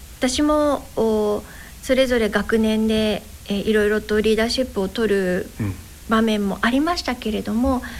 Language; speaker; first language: Japanese; native; Japanese